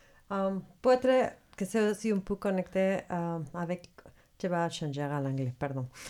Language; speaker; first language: French; non-native, learner; Spanish